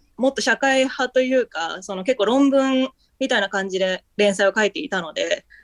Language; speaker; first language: Japanese; early bilingual, heritage; Japanese